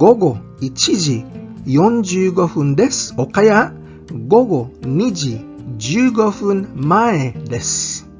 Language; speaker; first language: Japanese; non-native, fluent; Filipino